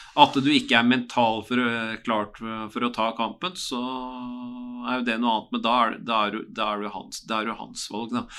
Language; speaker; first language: Norwegian; native; Norwegian